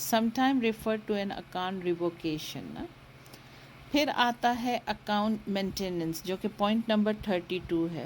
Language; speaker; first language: Urdu; native; Urdu